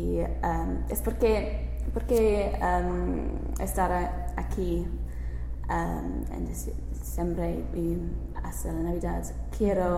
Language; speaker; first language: Spanish; non-native, learner; English